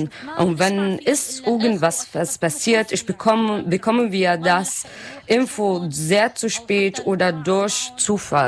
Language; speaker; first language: German; non-native, learner; Arabic